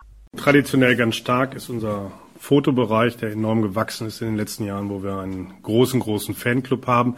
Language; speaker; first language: German; native; German